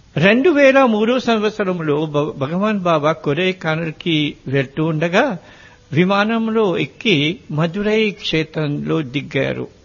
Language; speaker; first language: Telugu; non-native, fluent; Morisyen